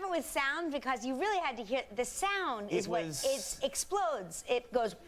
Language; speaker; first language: English; native; English